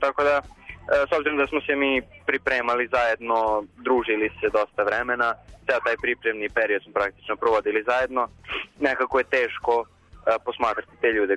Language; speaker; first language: Serbian; native; Serbian